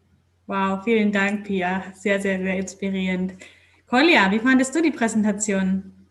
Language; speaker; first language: German; native; German